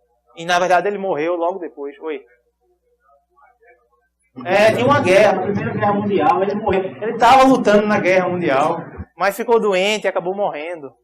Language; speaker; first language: Portuguese; native; Portuguese